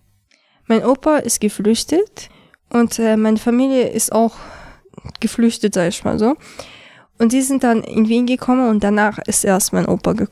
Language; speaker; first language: German; early bilingual, other home language; Chechen